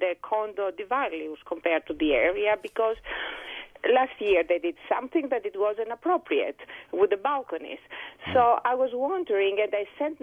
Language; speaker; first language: English; non-native, fluent; Greek